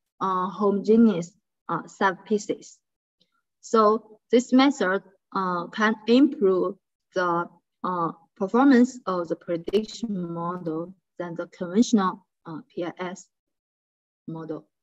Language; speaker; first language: English; non-native, fluent; Chinese